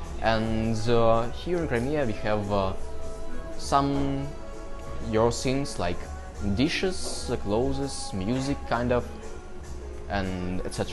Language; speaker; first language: English; non-native, learner; Russian